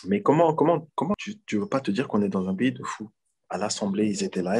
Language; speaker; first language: French; native; French